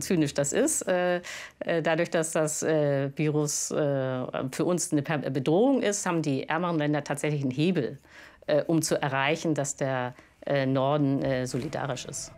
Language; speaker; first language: German; native; German